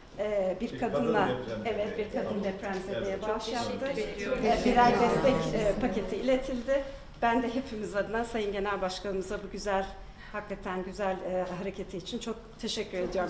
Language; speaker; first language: Turkish; native; Turkish